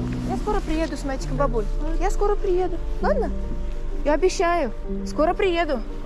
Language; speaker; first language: Russian; native; Russian